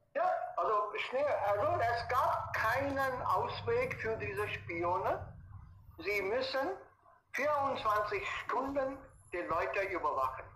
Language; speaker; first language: German; non-native, fluent; Hindi